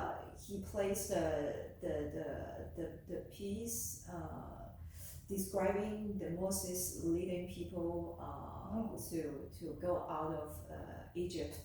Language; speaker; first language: English; non-native, learner; Chinese